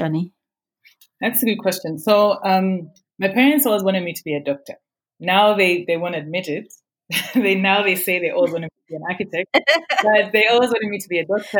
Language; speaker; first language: English; non-native, local second language; Ganda